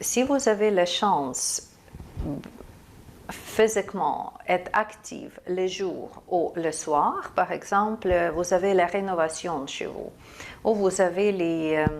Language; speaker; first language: French; non-native, fluent; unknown